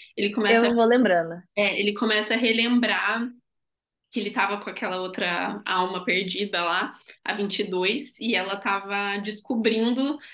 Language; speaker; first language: Portuguese; native; Portuguese